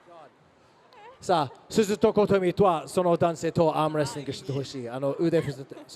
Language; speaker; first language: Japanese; non-native, learner; English